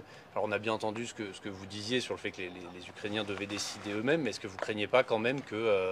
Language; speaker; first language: French; native; French